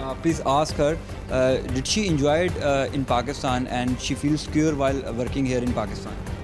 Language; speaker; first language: English; non-native, local second language; Hindi